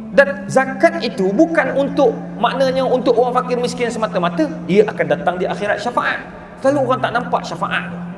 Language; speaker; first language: Malay; native; Malay